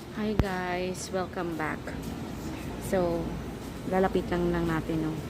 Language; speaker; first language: Filipino; non-native, local second language; Cebuano